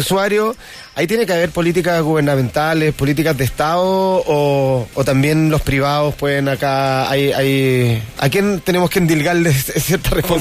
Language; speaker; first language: Spanish; native; Spanish